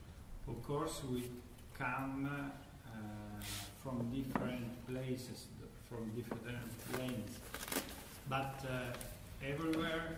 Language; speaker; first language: English; non-native, learner; Italian